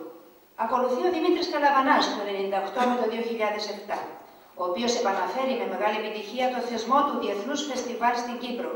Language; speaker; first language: Greek; native; Greek